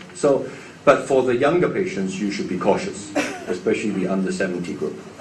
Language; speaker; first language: English; non-native, local second language; Cantonese